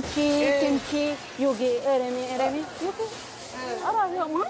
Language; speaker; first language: Korean; non-native, learner; Arabic